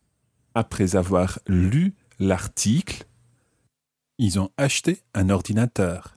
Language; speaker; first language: French; non-native, fluent; English